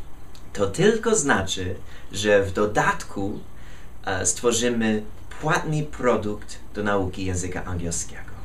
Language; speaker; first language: Polish; non-native, fluent; English